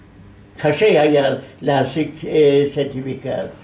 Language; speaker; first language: Hebrew; non-native, fluent; Yiddish